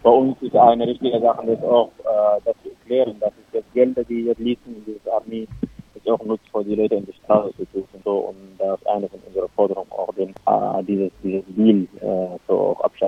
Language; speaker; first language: German; non-native, local second language; Arabic